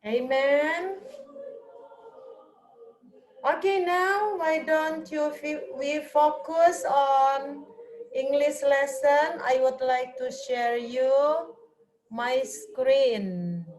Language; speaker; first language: English; non-native, learner; Indonesian